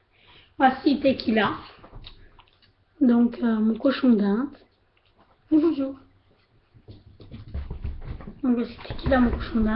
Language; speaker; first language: French; native; French